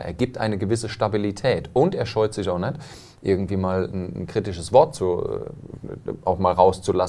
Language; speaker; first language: German; native; German